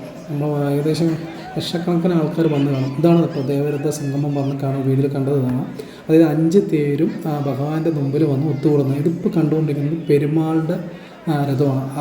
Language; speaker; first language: Malayalam; native; Malayalam